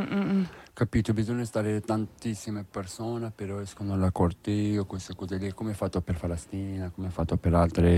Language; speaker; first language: Italian; non-native, learner; Arabic